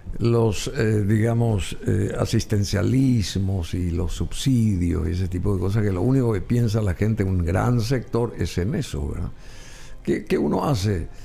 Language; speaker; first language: Spanish; native; Spanish